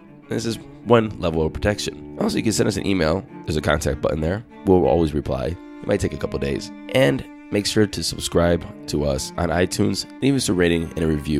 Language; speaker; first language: English; native; English